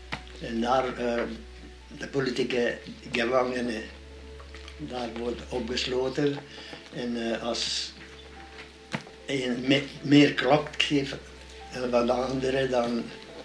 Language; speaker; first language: Dutch; non-native, learner; Hungarian